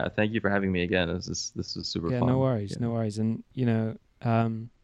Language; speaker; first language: English; early bilingual, other home language; Arabic